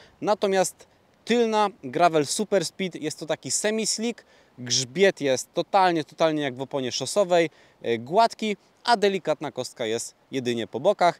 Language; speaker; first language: Polish; native; Polish